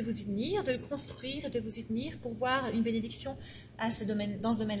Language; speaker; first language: French; native; French